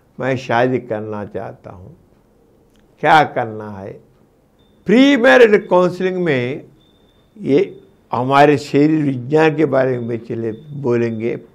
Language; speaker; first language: Hindi; non-native, local second language; Telugu